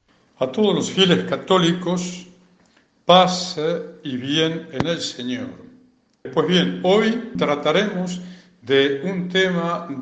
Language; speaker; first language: Spanish; native; Spanish